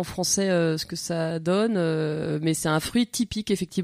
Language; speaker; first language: French; native; French